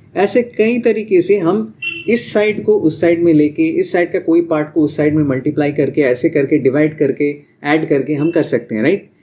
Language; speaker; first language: Hindi; non-native, local second language; Bangla